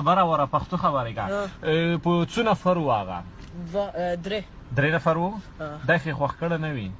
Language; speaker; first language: Pashto; native; Pashto